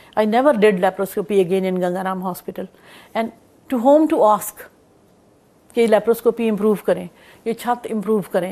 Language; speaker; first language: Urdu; non-native, local second language; Punjabi